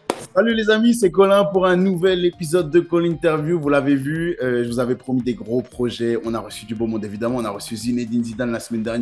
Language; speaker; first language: French; native; French